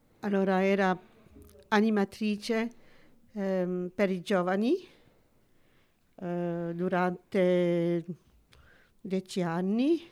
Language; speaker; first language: Italian; early bilingual, heritage; Italian